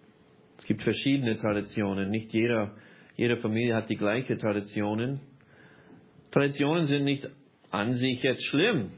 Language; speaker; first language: German; non-native, fluent; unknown